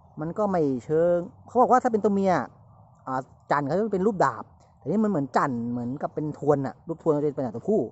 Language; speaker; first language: Thai; native; Thai